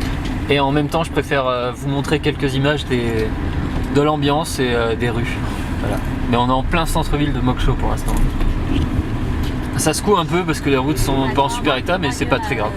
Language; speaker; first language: French; native; French